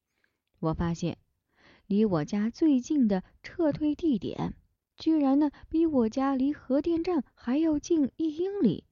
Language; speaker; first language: Chinese; native; Chinese